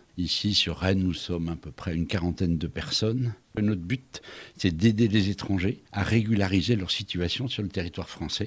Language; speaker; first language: French; native; French